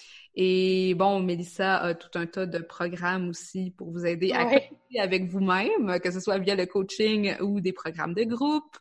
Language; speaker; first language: French; native; French